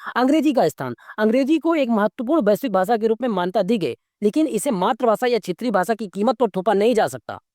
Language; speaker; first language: Hindi; native; Hindi